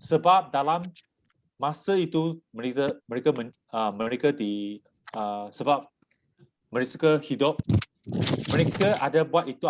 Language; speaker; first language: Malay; non-native, local second language; Chinese